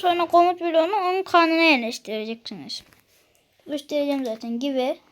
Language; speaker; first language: Turkish; native; Turkish